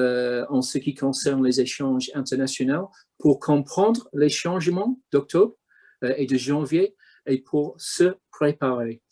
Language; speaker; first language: French; non-native, fluent; English